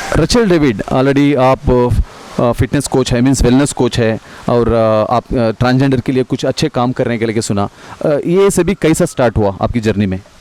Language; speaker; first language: Hindi; non-native, local second language; Kannada